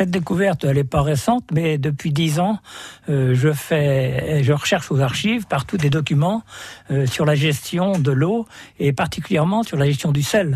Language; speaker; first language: French; native; French